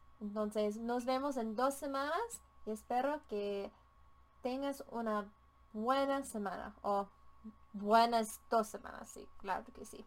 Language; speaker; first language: Spanish; non-native, fluent; English